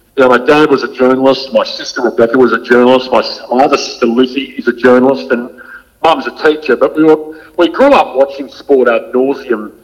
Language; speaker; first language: English; native; English